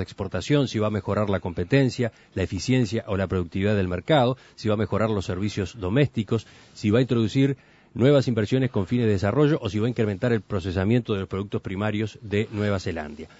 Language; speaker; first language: Spanish; native; Spanish